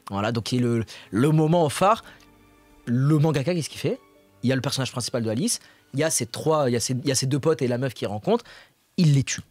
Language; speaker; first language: French; native; French